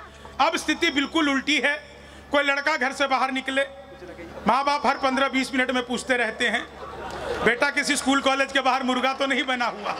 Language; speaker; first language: Hindi; native; Hindi